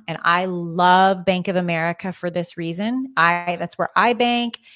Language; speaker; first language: English; native; English